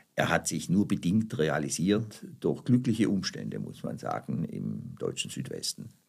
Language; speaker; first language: German; native; German